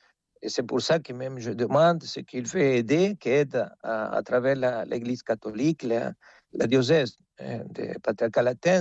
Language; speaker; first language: French; non-native, fluent; Spanish